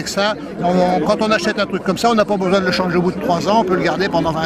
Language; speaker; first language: French; native; French